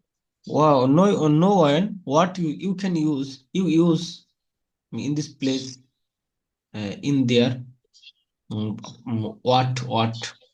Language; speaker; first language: English; non-native, fluent; Bangla